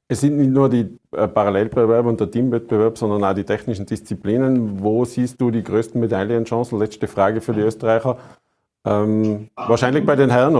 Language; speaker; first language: German; native; German